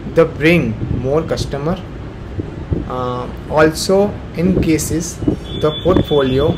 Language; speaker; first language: English; non-native, local second language; Gujarati